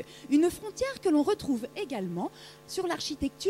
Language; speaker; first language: French; native; French